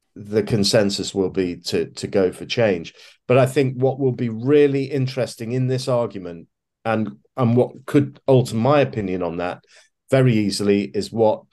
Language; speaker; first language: English; native; English